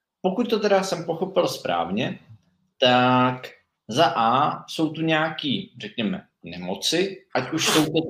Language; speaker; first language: Czech; native; Czech